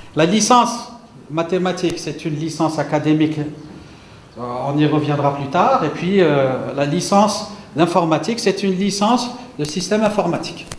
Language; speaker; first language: French; non-native, local second language; Arabic